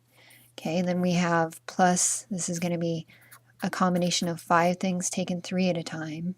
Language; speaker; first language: English; native; English